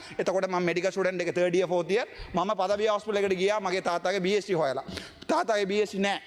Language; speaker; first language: Sinhala; non-native, local second language; Tamil